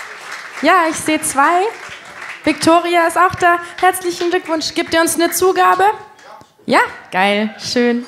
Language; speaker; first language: German; native; German